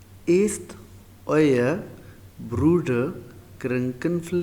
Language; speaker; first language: German; non-native, learner; Urdu